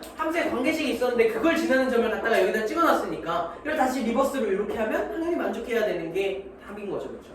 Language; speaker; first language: Korean; native; Korean